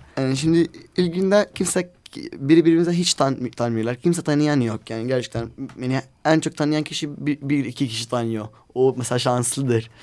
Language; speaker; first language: Turkish; non-native, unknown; Arabic